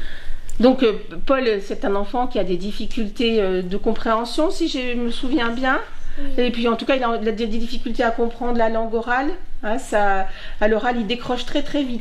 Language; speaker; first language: French; native; French